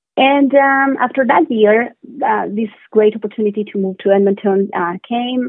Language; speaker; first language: English; non-native, fluent; Spanish